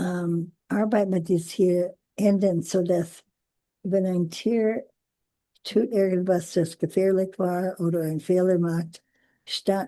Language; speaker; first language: German; non-native, learner; English